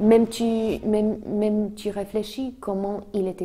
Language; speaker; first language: French; non-native, fluent; Polish